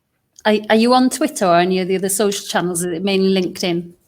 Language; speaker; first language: English; native; English